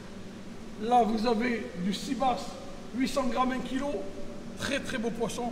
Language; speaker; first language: French; native; French